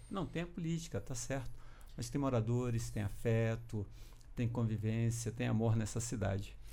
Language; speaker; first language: Portuguese; native; Portuguese